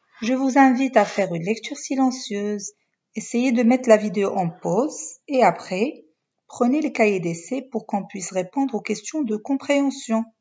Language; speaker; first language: French; non-native, local second language; Arabic